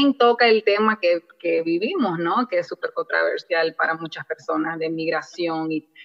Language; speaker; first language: Spanish; early bilingual, other home language; English